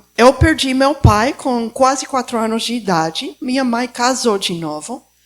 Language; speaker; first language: Portuguese; non-native, fluent; Spanish